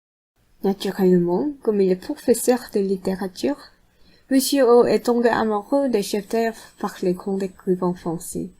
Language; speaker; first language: French; non-native, fluent; Korean